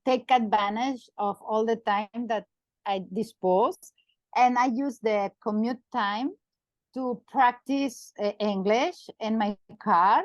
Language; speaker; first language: English; non-native, learner; Catalan